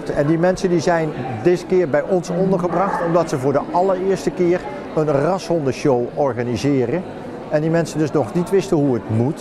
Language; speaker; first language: Dutch; native; Dutch